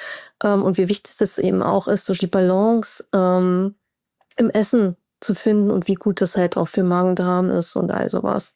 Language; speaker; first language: German; native; German